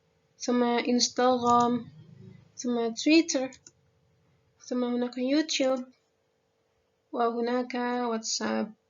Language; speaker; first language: Arabic; non-native, fluent; Indonesian